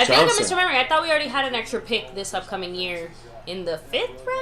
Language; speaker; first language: English; native; English